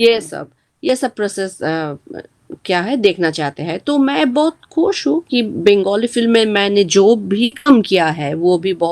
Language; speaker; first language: Hindi; non-native, learner; Bangla